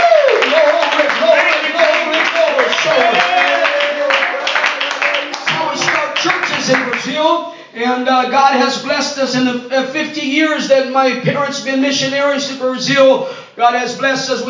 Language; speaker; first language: English; non-native, fluent; Portuguese